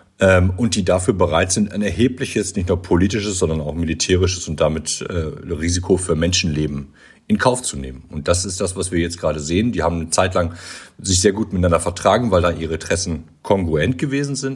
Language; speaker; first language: German; native; German